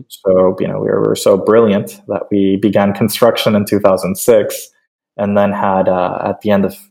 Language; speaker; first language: English; early bilingual, other home language; Spanish